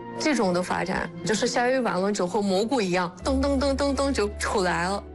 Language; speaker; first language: Chinese; non-native, fluent; Kyrgyz